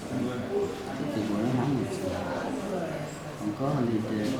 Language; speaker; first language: French; non-native, learner; Chinese